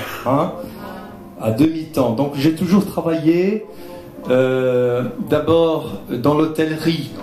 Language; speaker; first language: French; non-native, fluent; Portuguese